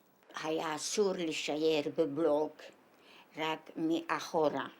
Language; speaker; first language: Hebrew; non-native, fluent; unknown